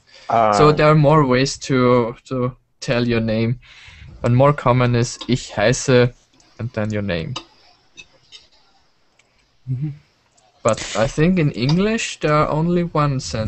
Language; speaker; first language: English; non-native, learner; German